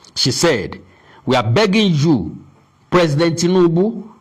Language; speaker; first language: English; non-native, local second language; Yoruba